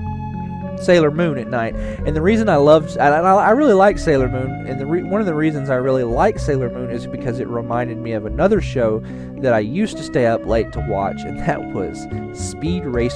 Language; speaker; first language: English; native; English